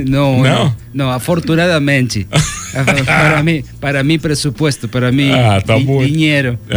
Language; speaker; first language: Portuguese; non-native, learner; Spanish